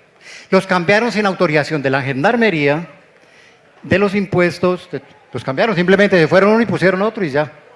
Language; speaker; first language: Spanish; native; Spanish